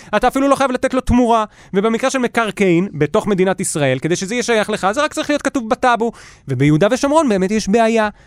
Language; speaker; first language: Hebrew; native; Hebrew